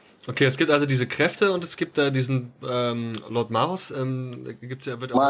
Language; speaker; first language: German; native; German